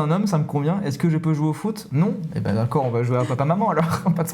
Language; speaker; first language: French; native; French